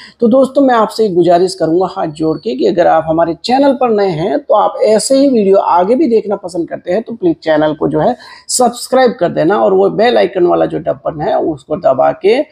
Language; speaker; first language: Hindi; non-native, local second language; Gujarati